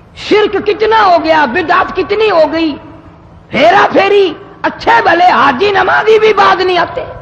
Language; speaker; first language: Urdu; non-native, local second language; Saraiki